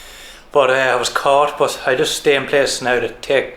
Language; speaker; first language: English; native; English